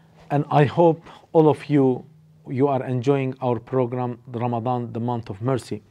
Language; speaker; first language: English; non-native, fluent; Turkish